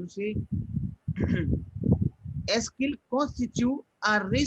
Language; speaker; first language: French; non-native, fluent; Hindi